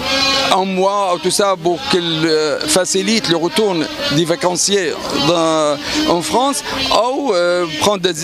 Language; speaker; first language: French; non-native, fluent; Arabic